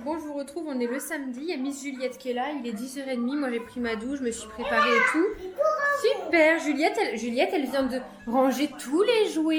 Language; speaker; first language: French; native; French